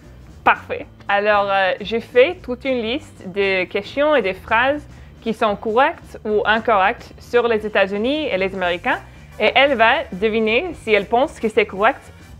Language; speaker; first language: French; non-native, fluent; English